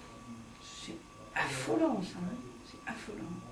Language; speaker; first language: French; native; French